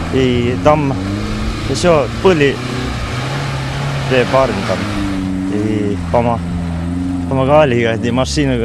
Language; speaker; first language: Russian; non-native, learner; Latvian